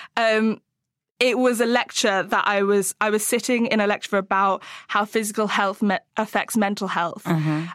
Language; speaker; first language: English; native; English